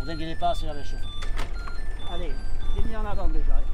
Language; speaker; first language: French; native; French